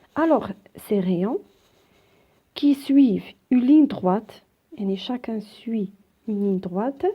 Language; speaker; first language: French; non-native, local second language; Arabic